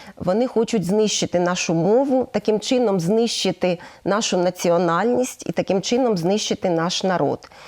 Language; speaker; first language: Ukrainian; native; Ukrainian